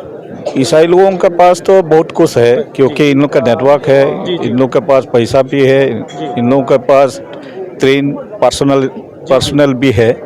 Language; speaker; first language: Hindi; non-native, local second language; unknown